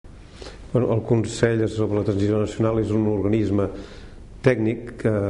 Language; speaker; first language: Catalan; native; Catalan